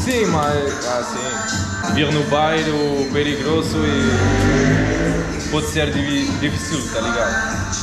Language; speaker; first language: Portuguese; non-native, learner; French